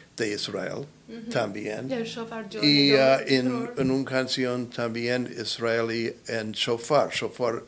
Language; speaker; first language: Spanish; non-native, learner; English